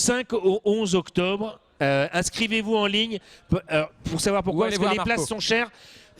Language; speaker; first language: French; native; French